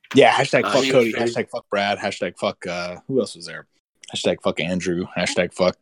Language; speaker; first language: English; native; English